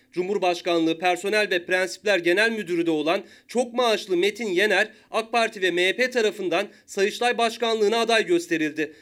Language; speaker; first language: Turkish; native; Turkish